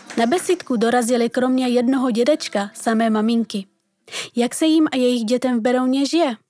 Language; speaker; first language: Czech; early bilingual, other home language; Persian